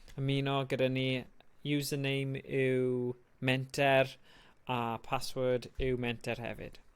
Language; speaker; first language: Welsh; native; Welsh